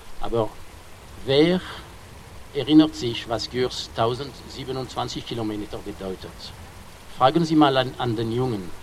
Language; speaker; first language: German; non-native, fluent; French